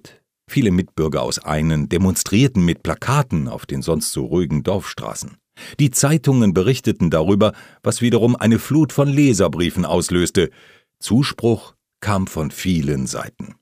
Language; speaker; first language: German; native; German